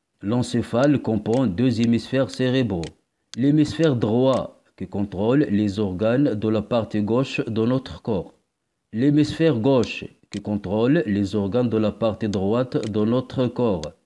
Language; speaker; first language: French; non-native, local second language; Arabic